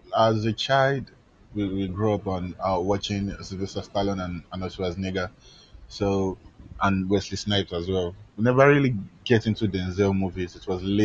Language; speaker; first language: English; non-native, local second language; Yoruba